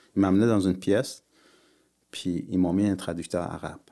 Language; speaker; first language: French; early bilingual, other home language; Persian